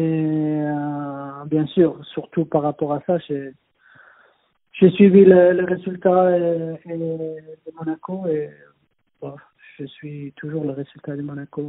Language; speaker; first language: French; non-native, fluent; Swedish